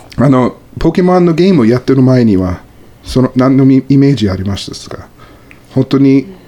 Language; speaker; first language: Japanese; non-native, fluent; English